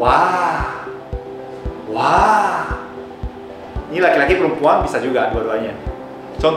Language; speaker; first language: Indonesian; non-native, fluent; Japanese